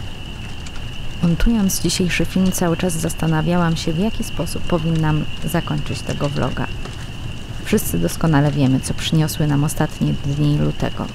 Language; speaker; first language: Polish; native; Polish